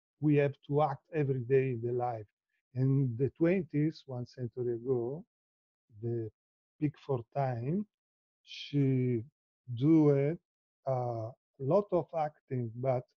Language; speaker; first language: English; non-native, learner; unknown